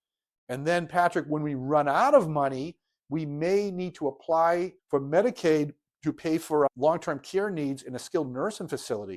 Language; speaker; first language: English; native; English